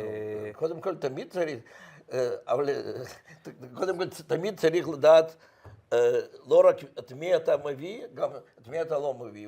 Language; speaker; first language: Hebrew; non-native, fluent; Russian